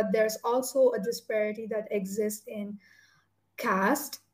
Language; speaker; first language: English; non-native, local second language; Tamil